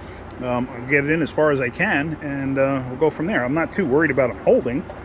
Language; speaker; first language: English; native; English